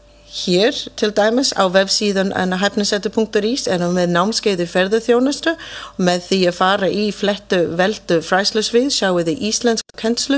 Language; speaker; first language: Icelandic; non-native, fluent; English